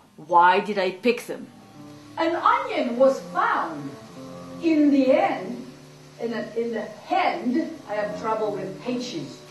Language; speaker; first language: English; non-native, fluent; French